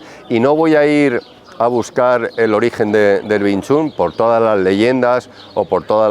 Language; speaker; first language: Spanish; native; Spanish